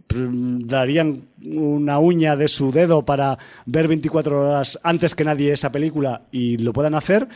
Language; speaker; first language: Spanish; native; Spanish